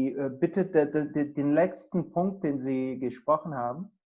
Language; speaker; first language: German; non-native, fluent; Portuguese